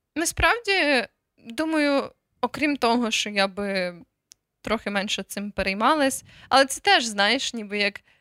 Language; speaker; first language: Ukrainian; native; Ukrainian